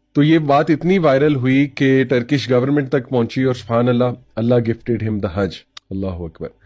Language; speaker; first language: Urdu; native; Urdu